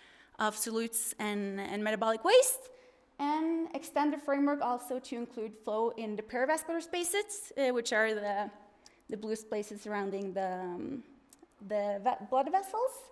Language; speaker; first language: English; non-native, fluent; Norwegian